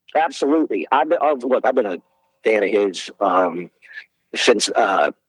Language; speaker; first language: English; native; English